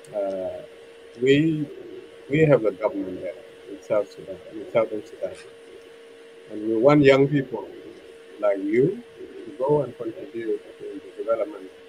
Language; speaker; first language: English; non-native, fluent; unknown